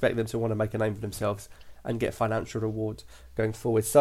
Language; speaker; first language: English; native; English